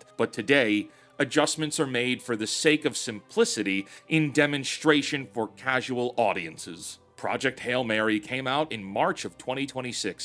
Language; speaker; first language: English; native; English